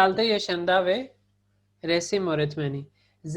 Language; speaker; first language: Turkish; non-native, fluent; Urdu